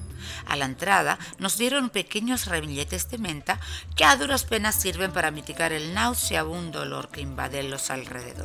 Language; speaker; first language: Spanish; native; Spanish